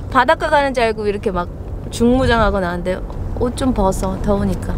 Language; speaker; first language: Korean; native; Korean